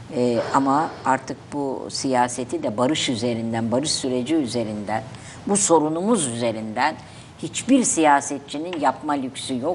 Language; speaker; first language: Turkish; native; Turkish